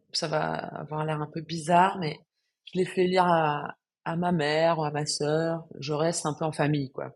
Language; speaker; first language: French; non-native, fluent; Spanish